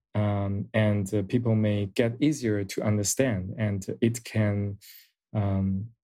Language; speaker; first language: English; non-native, fluent; Chinese